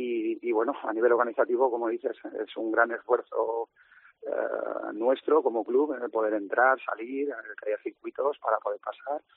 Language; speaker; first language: Spanish; native; Spanish